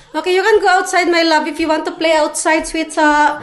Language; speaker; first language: English; non-native, local second language; Filipino